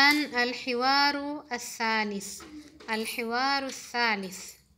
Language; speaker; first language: Arabic; non-native, fluent; Indonesian